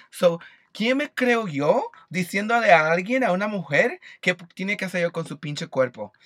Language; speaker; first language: Spanish; early bilingual, heritage; Spanish